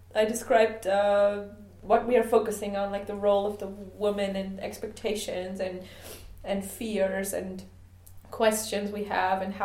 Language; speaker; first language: English; non-native, fluent; German